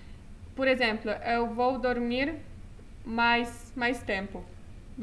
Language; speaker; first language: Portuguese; non-native, fluent; Polish